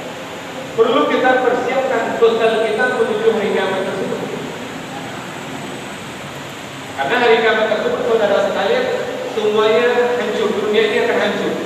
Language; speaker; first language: Indonesian; native; Indonesian